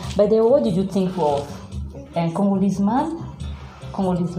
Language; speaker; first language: English; non-native, learner; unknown